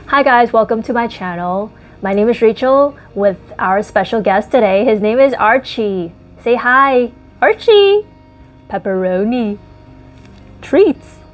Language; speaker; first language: English; early bilingual, other home language; Chinese